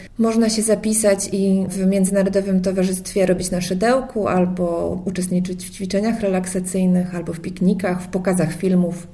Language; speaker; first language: Polish; native; Polish